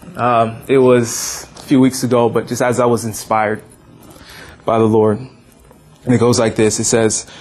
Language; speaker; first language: English; native; English